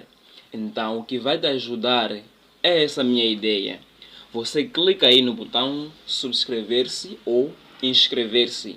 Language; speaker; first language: Portuguese; non-native, local second language; Tsonga